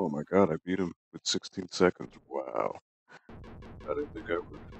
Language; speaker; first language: English; native; English